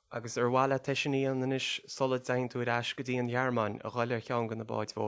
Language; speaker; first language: Irish; native; Irish